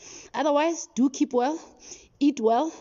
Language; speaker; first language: English; non-native, local second language; Northern Sotho